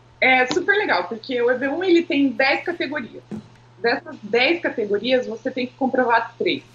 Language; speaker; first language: Portuguese; native; Portuguese